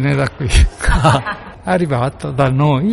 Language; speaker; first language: Italian; non-native, learner; Japanese